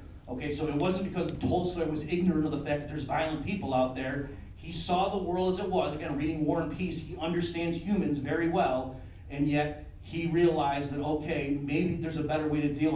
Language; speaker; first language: English; native; English